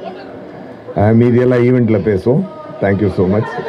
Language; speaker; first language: Tamil; native; Tamil